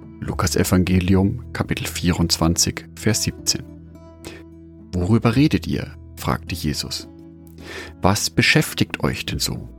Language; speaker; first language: German; native; German